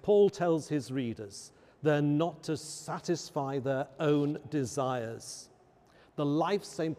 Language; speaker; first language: English; native; English